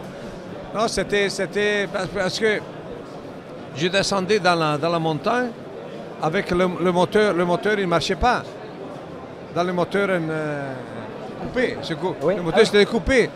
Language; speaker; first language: French; non-native, fluent; Italian